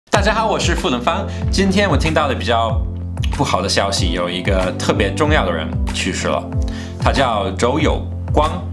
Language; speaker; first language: Chinese; non-native, fluent; English